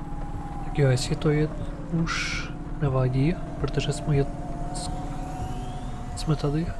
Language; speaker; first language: Czech; non-native, learner; Ukrainian